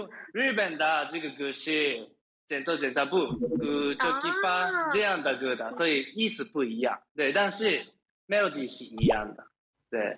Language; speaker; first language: Chinese; non-native, learner; Japanese